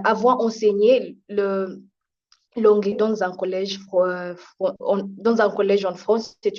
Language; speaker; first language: French; non-native, fluent; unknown